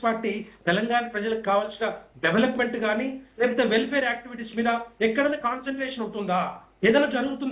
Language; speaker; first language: Telugu; native; Telugu